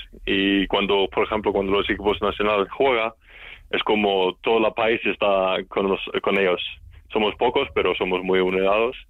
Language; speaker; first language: Spanish; non-native, learner; Icelandic